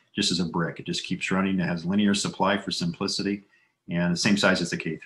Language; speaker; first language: English; native; English